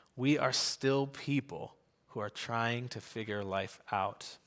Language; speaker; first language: English; native; English